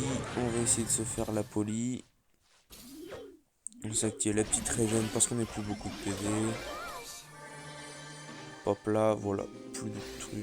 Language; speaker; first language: French; native; French